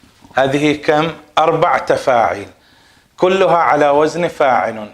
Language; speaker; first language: Arabic; native; Arabic